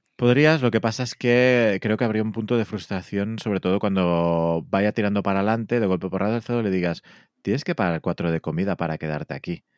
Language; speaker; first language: Spanish; non-native, local second language; Catalan